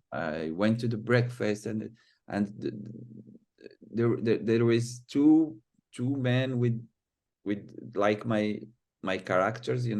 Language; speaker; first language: English; non-native, fluent; Arabic